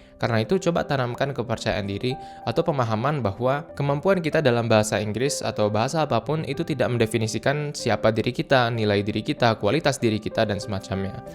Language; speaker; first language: Indonesian; native; Indonesian